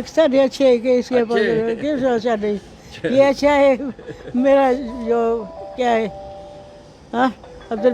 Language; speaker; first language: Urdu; early bilingual, heritage; Arabic